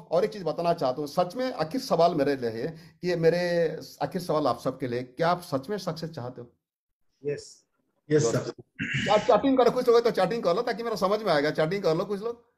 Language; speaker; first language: Hindi; non-native, local second language; Odia